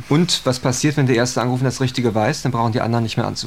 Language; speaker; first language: German; native; German